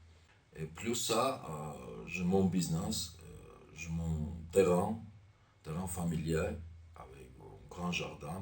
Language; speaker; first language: French; non-native, learner; Armenian